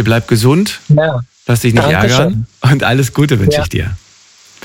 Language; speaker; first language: German; native; German